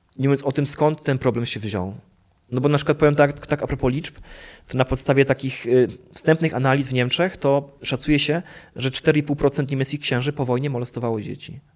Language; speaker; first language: Polish; native; Polish